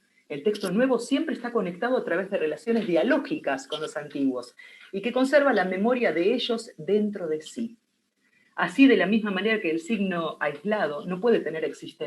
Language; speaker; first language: Spanish; native; Spanish